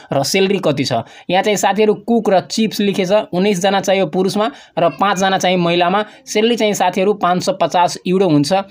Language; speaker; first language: Nepali; non-native, local second language; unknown